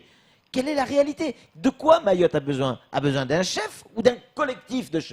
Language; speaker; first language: French; native; French